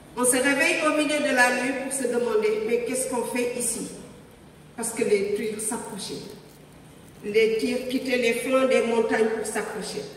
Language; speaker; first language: French; non-native, local second language; Wolof